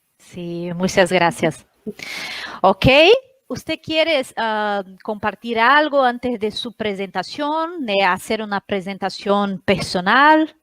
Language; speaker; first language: Spanish; non-native, learner; Portuguese